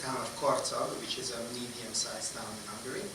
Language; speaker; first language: English; non-native, fluent; Hungarian